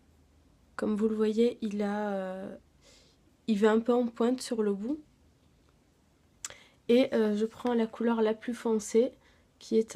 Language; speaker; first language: French; native; French